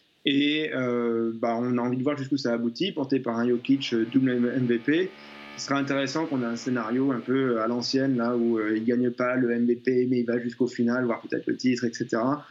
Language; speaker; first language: French; native; French